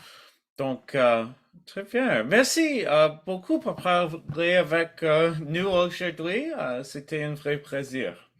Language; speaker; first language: French; non-native, learner; English